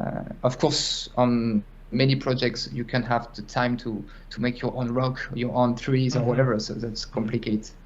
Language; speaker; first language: English; non-native, fluent; French